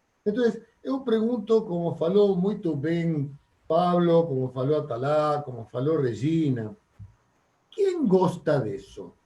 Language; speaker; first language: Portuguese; non-native, learner; Spanish